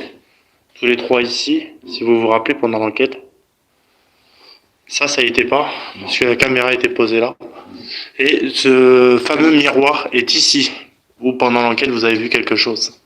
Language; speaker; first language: French; native; French